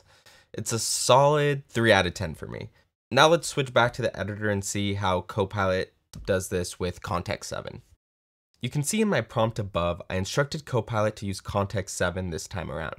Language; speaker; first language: English; native; English